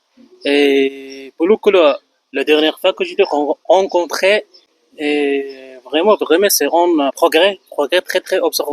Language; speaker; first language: French; non-native, fluent; Arabic